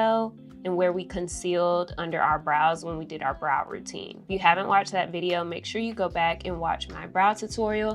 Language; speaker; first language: English; native; English